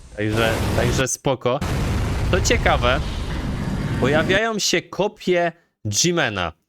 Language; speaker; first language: Polish; native; Polish